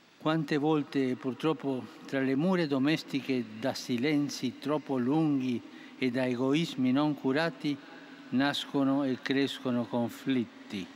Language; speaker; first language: Italian; non-native, fluent; Spanish